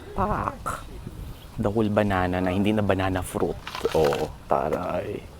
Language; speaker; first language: Filipino; non-native, local second language; Hiligaynon